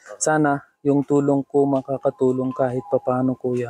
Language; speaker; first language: Filipino; non-native, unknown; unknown